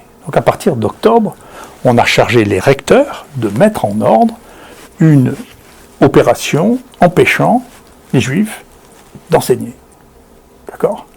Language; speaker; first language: French; native; French